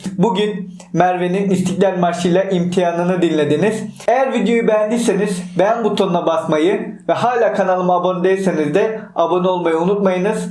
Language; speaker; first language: Turkish; native; Turkish